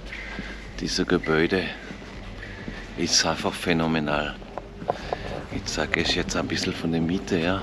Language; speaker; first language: German; non-native, fluent; French